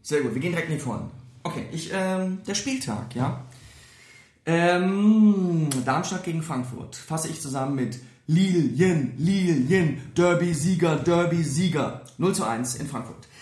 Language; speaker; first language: German; native; German